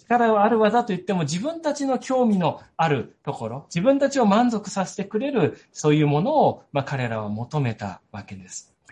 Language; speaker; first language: Japanese; native; Japanese